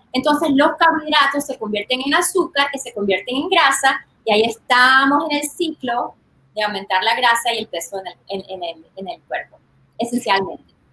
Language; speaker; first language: Spanish; early bilingual, heritage; Spanish